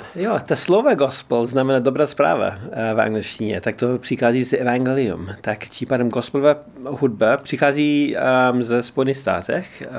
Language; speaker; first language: Czech; non-native, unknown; English